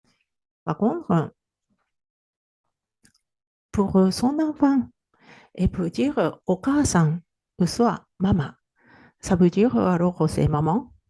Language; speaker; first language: French; non-native, fluent; Japanese